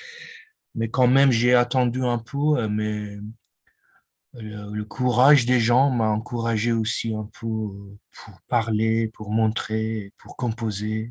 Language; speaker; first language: French; non-native, fluent; Persian